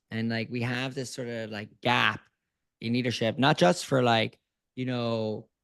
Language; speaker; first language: English; native; English